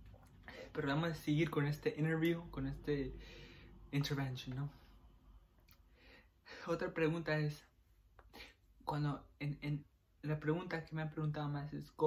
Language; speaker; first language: Spanish; early bilingual, heritage; Spanish